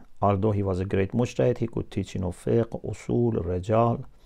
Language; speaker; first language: English; non-native, fluent; Persian